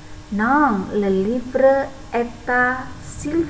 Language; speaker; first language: French; non-native, fluent; Indonesian